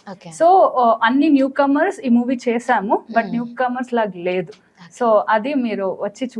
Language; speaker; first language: Telugu; non-native, learner; Kannada